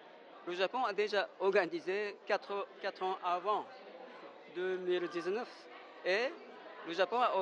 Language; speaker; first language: French; non-native, fluent; Japanese